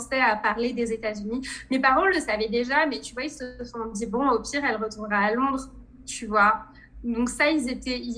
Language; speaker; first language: French; native; French